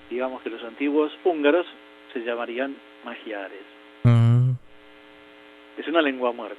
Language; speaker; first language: Spanish; native; Spanish